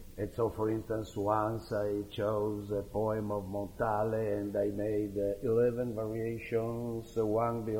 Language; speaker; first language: English; non-native, fluent; Italian